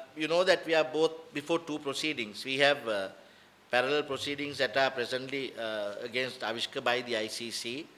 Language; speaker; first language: English; non-native, local second language; Sinhala